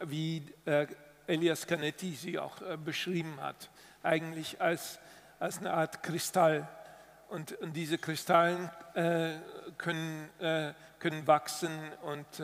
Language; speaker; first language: German; non-native, fluent; Dutch